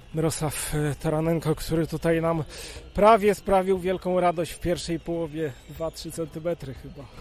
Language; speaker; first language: Polish; native; Polish